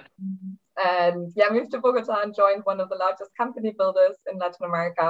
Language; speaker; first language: English; non-native, fluent; German